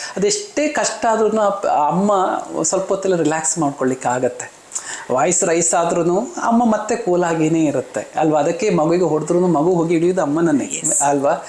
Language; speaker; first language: Kannada; non-native, local second language; Malayalam